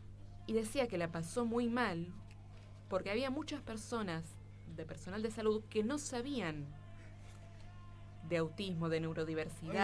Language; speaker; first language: Spanish; native; Spanish